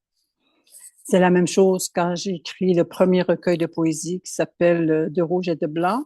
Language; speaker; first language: French; native; French